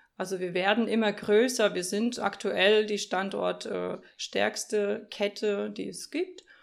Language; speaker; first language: German; early bilingual, other home language; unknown